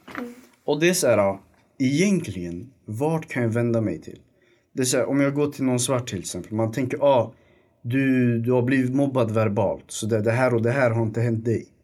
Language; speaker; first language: Swedish; early bilingual, other home language; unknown